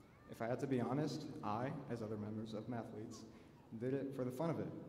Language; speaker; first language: English; early bilingual, other home language; Spanish